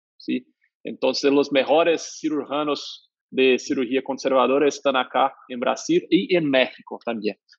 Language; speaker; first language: Spanish; non-native, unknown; Portuguese